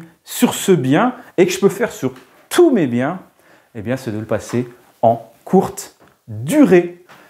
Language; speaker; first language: French; native; French